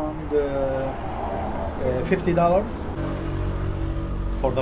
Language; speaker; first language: English; non-native, fluent; Arabic